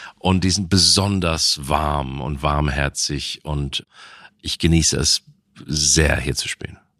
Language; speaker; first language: German; non-native, fluent; English